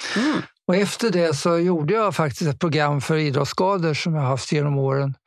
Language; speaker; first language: Swedish; native; Swedish